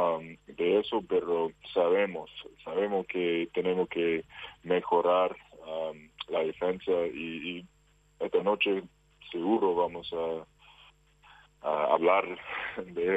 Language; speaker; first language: Spanish; non-native, fluent; English